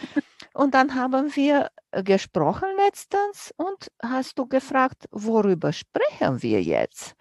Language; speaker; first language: German; non-native, fluent; Romanian